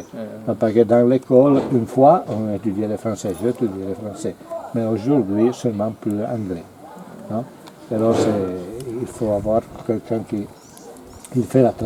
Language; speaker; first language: French; non-native, learner; Italian